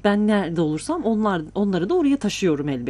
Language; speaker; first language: Turkish; native; Turkish